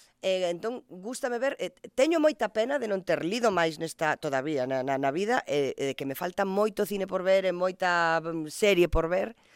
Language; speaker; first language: Galician; non-native, local second language; Spanish